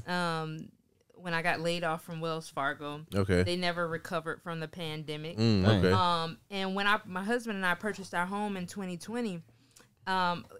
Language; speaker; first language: English; native; English